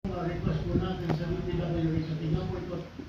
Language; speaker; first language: Filipino; native; Filipino